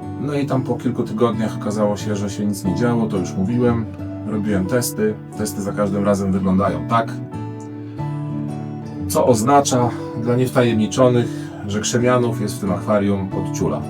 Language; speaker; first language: Polish; native; Polish